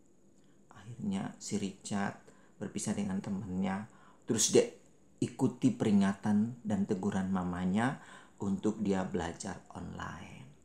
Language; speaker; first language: Malay; native; Malay